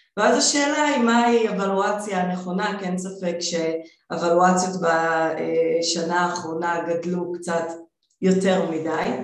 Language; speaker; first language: Hebrew; native; Hebrew